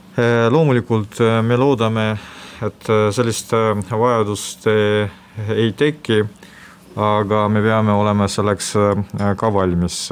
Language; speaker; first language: Estonian; non-native, local second language; Russian